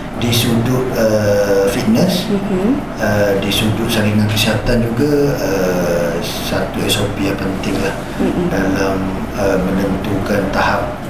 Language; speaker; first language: Malay; native; Malay